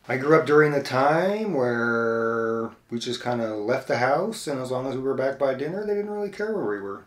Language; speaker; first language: English; native; English